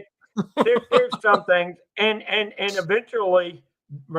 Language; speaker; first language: English; native; English